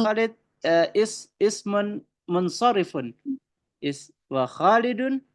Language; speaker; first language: Arabic; non-native, fluent; Indonesian